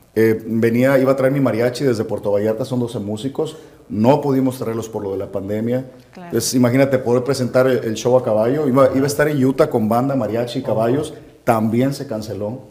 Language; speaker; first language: Spanish; native; Spanish